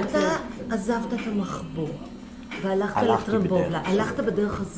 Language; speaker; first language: Hebrew; native; Hebrew